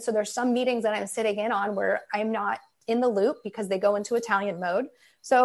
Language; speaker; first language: English; native; English